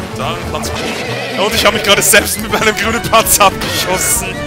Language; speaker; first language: German; native; German